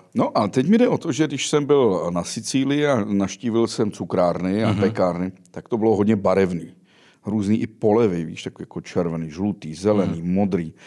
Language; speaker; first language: Czech; native; Czech